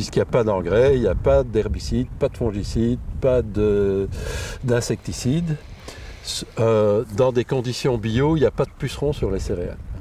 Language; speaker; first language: French; native; French